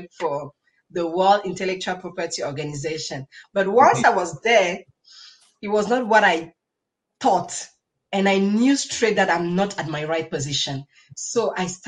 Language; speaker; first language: English; non-native, local second language; French